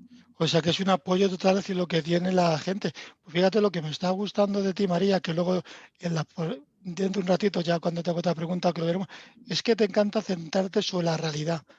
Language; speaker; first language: Spanish; native; Spanish